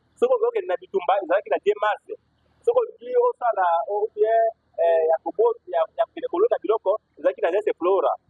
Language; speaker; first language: Lingala; non-native, local second language; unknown